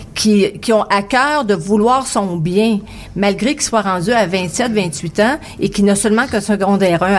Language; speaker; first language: French; native; French